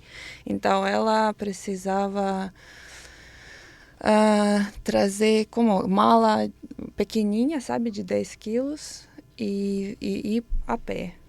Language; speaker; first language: Portuguese; non-native, learner; Ukrainian